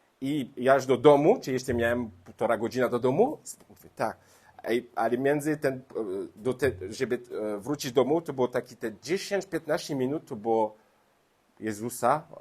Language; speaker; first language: Polish; non-native, learner; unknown